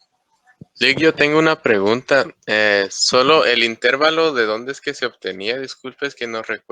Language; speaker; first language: Spanish; native; Spanish